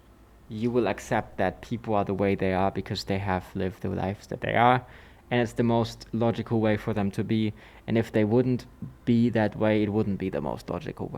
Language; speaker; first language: English; non-native, fluent; German